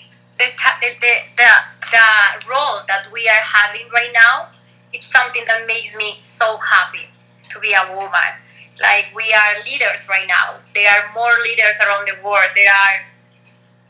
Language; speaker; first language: English; non-native, fluent; Spanish